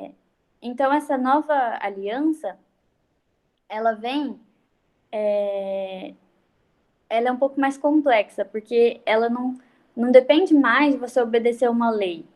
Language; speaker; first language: Portuguese; native; Portuguese